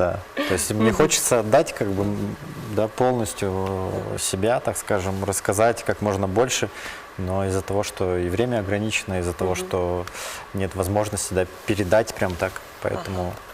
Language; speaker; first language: Russian; native; Russian